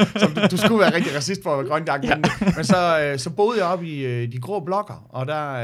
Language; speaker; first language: Danish; native; Danish